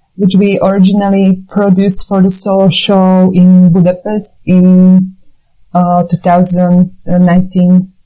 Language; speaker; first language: English; non-native, fluent; Slovak